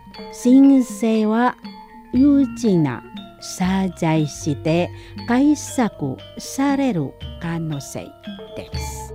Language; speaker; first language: Japanese; non-native, fluent; Indonesian